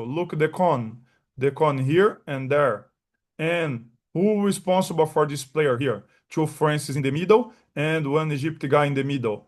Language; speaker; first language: English; non-native, learner; Portuguese